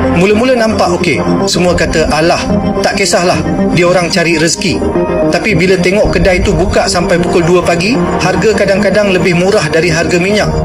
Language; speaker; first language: Malay; native; Malay